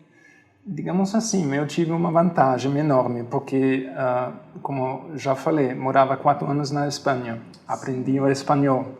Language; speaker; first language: Portuguese; non-native, fluent; German